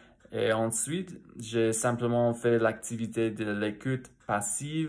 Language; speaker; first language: French; non-native, fluent; English